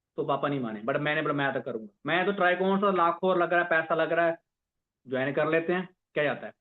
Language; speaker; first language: Hindi; non-native, local second language; Punjabi